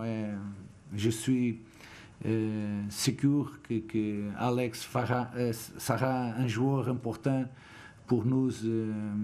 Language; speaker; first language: French; non-native, fluent; Portuguese